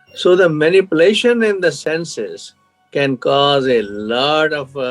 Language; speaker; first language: English; non-native, local second language; Hindi